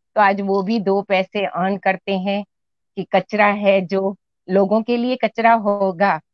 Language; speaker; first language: Hindi; non-native, local second language; Sindhi